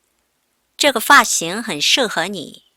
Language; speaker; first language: Chinese; non-native, fluent; Korean